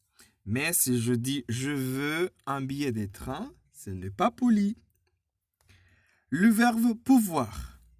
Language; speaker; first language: French; non-native, fluent; Spanish